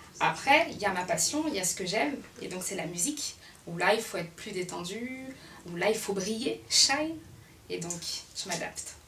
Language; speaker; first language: French; early bilingual, other home language; Haitian Creole